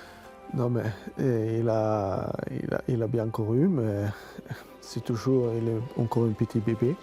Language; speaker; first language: French; non-native, fluent; Swedish